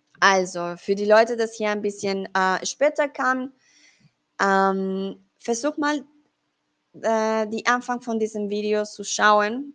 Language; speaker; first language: German; non-native, fluent; Spanish